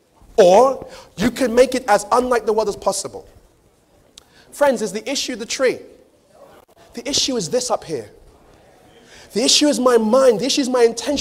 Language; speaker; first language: English; native; English